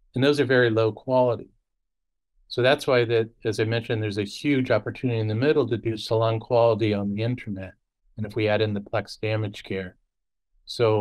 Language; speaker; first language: English; native; English